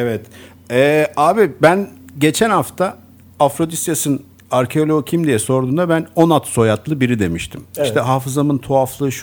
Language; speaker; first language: Turkish; native; Turkish